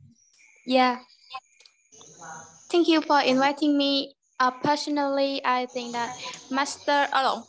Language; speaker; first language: English; non-native, learner; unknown